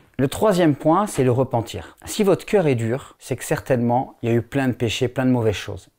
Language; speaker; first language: French; non-native, local second language; Wolof